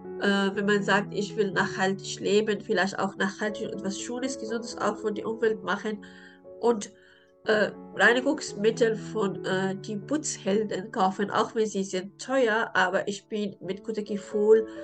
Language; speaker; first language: German; non-native, learner; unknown